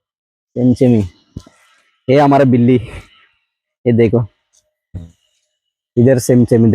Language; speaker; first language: Hindi; non-native, learner; Bangla